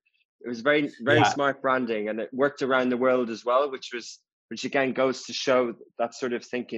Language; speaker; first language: English; native; English